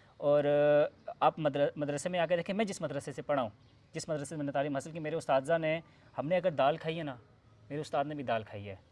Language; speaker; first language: Urdu; non-native, local second language; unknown